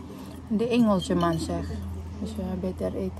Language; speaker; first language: Dutch; non-native, learner; Filipino